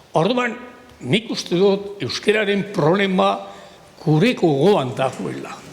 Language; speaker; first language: Basque; native; Basque